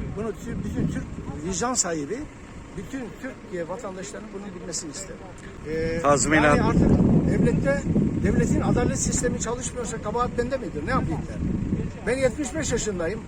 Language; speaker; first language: Turkish; native; Turkish